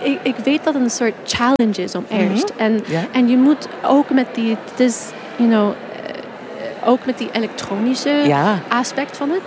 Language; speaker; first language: Dutch; non-native, fluent; English